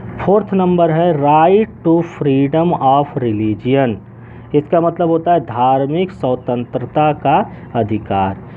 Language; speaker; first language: Hindi; native; Hindi